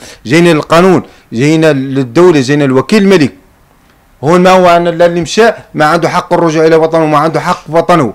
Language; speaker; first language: Arabic; native; Arabic